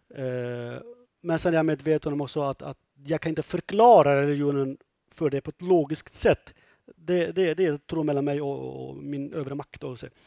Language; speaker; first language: Swedish; non-native, fluent; Kurdish